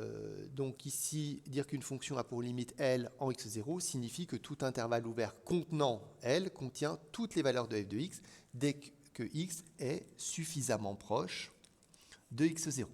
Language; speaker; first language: French; native; French